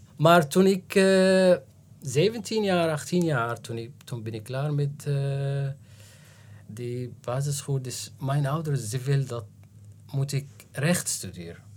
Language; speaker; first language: Dutch; non-native, fluent; Arabic